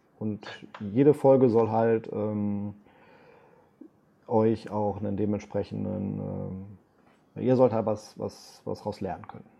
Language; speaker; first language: German; native; German